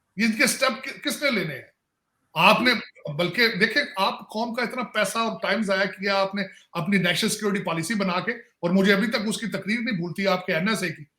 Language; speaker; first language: Urdu; non-native, local second language; Punjabi